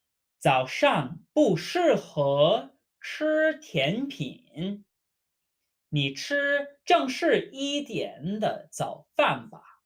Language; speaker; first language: Chinese; non-native, fluent; English